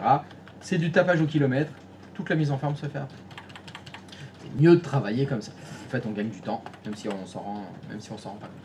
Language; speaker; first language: French; native; French